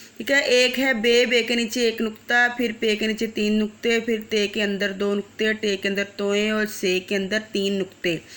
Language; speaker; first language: Urdu; native; Urdu